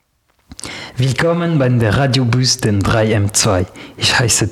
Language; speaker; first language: German; non-native, learner; French